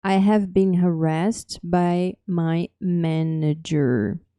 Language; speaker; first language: English; non-native, fluent; Portuguese